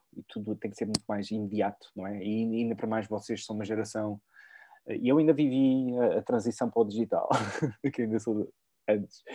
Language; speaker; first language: Portuguese; native; Portuguese